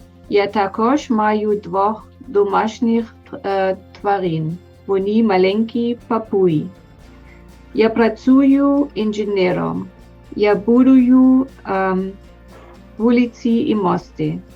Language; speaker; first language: Ukrainian; non-native, learner; German